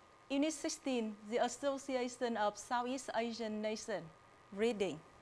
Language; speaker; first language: English; non-native, fluent; Vietnamese